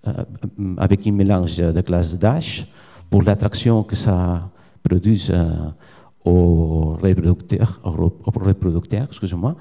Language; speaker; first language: French; non-native, learner; Catalan